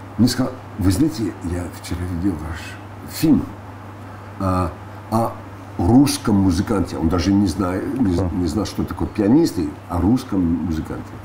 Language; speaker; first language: Russian; non-native, fluent; French